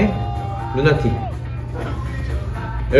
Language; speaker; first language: Korean; native; Korean